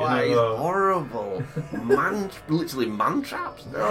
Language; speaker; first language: English; native; English